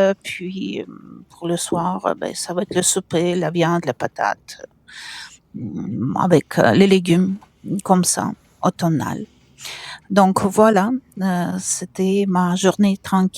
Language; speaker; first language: French; non-native, fluent; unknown